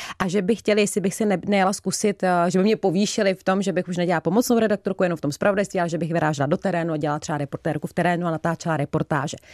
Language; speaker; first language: Czech; native; Czech